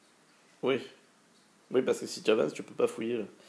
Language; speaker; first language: French; native; French